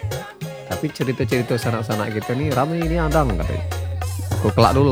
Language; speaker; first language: Indonesian; non-native, local second language; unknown